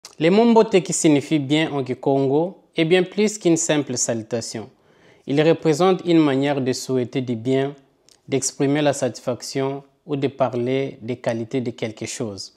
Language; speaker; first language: French; non-native, local second language; Kongo